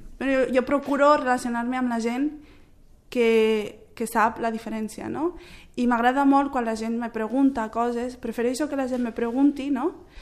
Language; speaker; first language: Catalan; early bilingual, other home language; Arabic